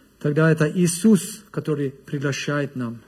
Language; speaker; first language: Russian; non-native, learner; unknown